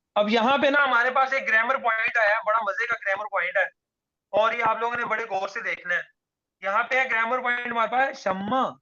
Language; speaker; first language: Urdu; non-native, local second language; Punjabi